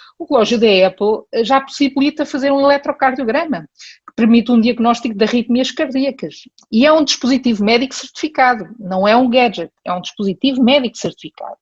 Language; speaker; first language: Portuguese; early bilingual, heritage; Portuguese